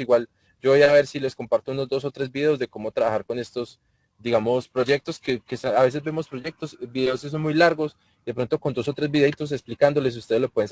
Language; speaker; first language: Spanish; native; Spanish